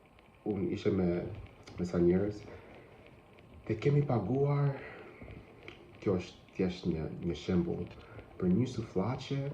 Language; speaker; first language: Albanian; non-native, learner; English